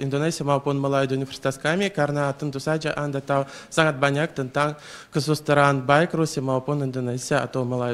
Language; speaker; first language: Indonesian; non-native, fluent; Russian